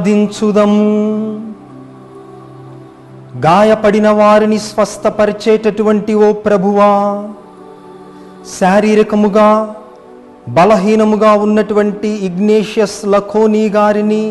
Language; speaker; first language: Telugu; native; Telugu